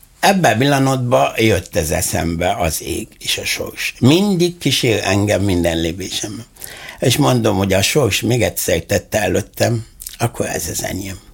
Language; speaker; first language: Hungarian; non-native, fluent; Arabic